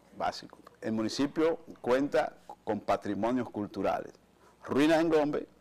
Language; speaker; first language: Spanish; native; Spanish